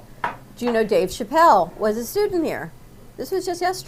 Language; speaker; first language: English; native; English